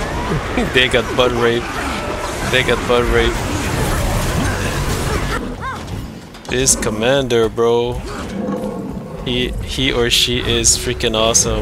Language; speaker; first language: English; non-native, fluent; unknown